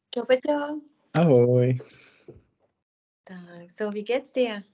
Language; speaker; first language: German; non-native, fluent; Czech